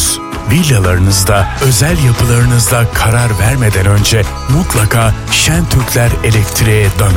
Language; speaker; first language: Turkish; native; Turkish